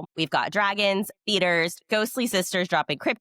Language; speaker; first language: English; native; English